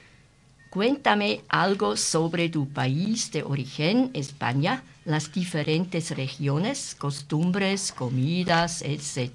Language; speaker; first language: Spanish; non-native, learner; German